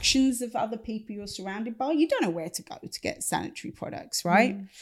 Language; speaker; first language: English; native; English